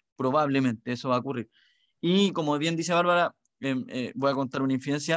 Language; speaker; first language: Spanish; native; Spanish